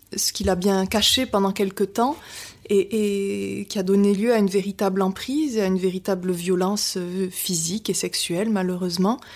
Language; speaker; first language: French; native; French